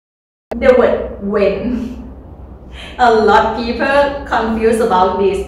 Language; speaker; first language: English; non-native, learner; Thai